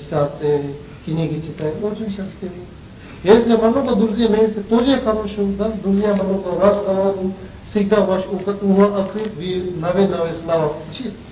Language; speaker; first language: Russian; non-native, learner; Tibetan